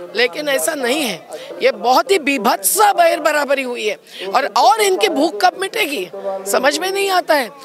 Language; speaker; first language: Hindi; non-native, local second language; Marathi